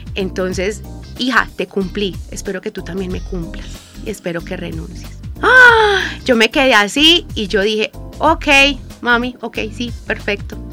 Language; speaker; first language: Spanish; native; Spanish